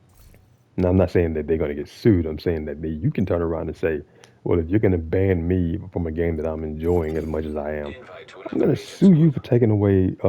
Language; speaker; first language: English; native; English